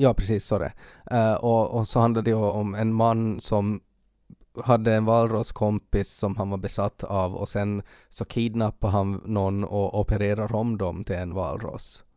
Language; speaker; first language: Swedish; native; Swedish